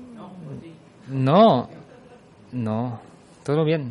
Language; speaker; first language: Spanish; non-native, fluent; German